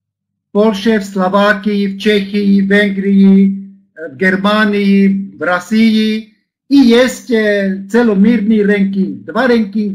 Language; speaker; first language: Russian; non-native, learner; Slovak